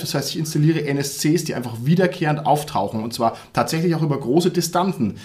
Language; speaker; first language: German; native; German